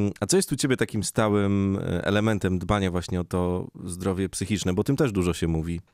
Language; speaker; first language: Polish; native; Polish